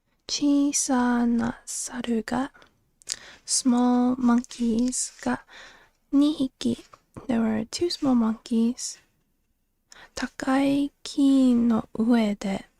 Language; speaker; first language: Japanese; non-native, learner; English